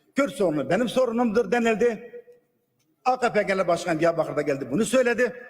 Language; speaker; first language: Turkish; non-native, local second language; Kurdish